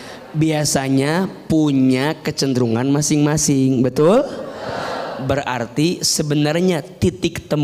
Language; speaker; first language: Indonesian; native; Indonesian